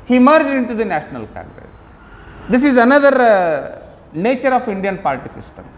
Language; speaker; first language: English; non-native, local second language; Kannada